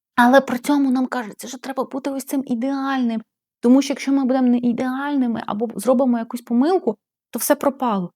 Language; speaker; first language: Ukrainian; non-native, local second language; Russian